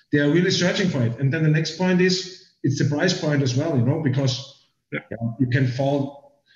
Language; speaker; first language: English; non-native, fluent; German